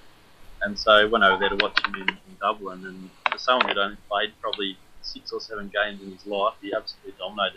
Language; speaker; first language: English; native; English